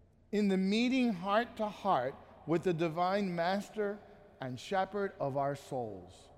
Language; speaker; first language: English; native; English